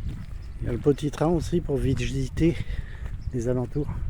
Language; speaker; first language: French; native; French